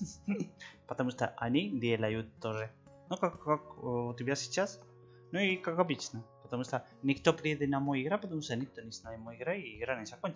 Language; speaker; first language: Russian; non-native, learner; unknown